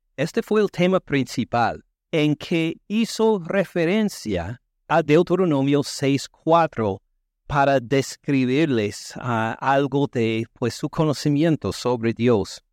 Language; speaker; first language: Spanish; non-native, fluent; English